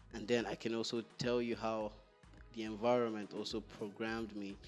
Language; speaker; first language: English; non-native, local second language; Igbo